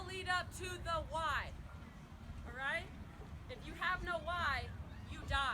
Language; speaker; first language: English; native; English